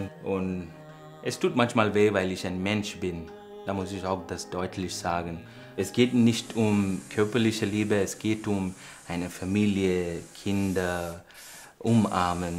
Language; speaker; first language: German; non-native, fluent; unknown